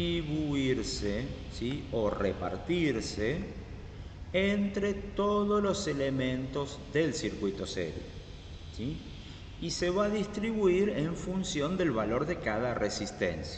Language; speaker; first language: Spanish; native; Spanish